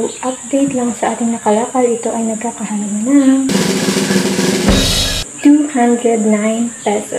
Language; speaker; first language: Filipino; native; Filipino